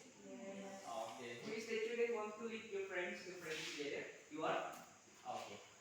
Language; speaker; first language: English; non-native, learner; Indonesian